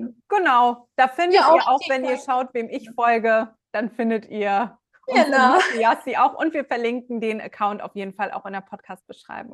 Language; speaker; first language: German; native; German